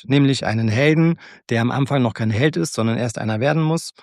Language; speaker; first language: German; native; German